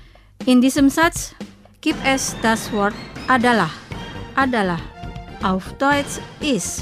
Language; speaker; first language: German; non-native, fluent; Indonesian